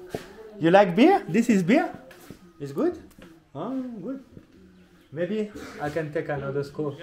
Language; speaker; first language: English; non-native, fluent; French